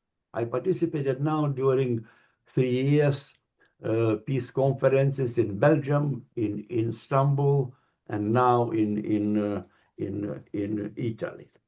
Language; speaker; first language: English; non-native, learner; Lithuanian